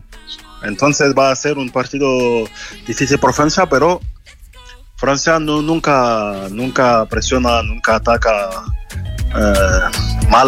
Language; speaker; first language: Spanish; non-native, fluent; French